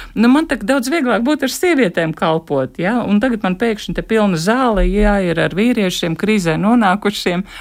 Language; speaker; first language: Latvian; native; Latvian